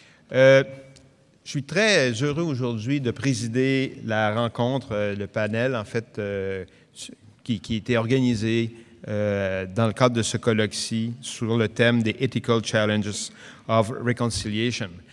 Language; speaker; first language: French; native; French